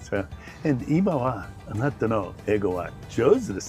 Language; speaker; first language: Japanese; non-native, learner; English